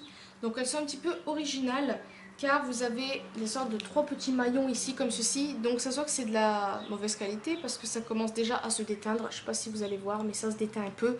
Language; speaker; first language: French; native; French